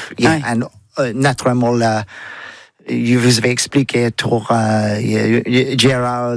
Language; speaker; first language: French; non-native, learner; English